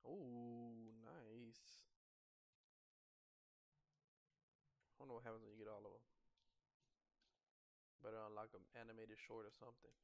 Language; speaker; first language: English; native; English